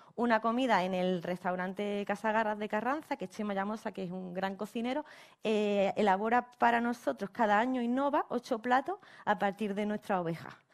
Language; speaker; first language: Spanish; native; Spanish